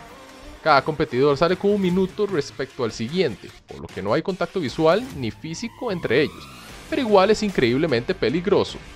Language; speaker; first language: Spanish; native; Spanish